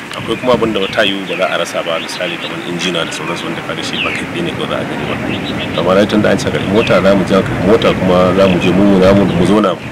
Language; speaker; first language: Hausa; native; Hausa